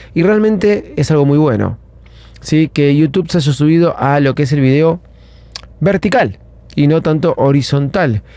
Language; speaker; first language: Spanish; native; Spanish